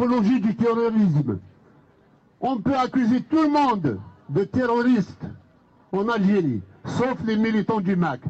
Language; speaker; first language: French; non-native, local second language; Kabyle